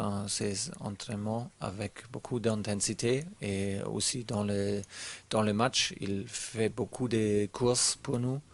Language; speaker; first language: French; non-native, learner; German